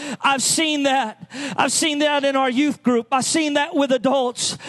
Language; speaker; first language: English; native; English